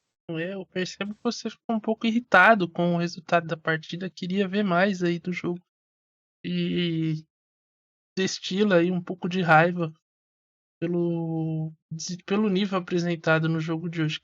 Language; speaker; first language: Portuguese; native; Portuguese